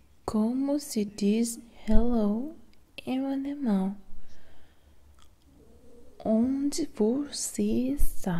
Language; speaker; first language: Portuguese; non-native, learner; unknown